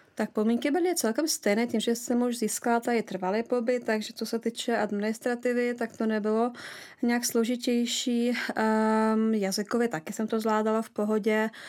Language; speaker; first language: Czech; non-native, fluent; Russian